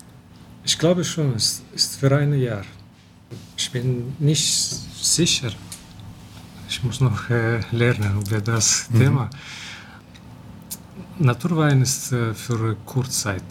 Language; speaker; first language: German; non-native, local second language; Romanian